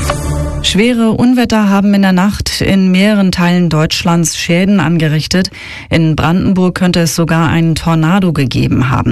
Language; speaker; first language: German; native; German